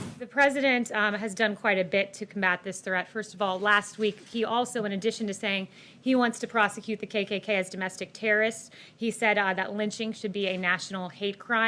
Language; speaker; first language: English; native; English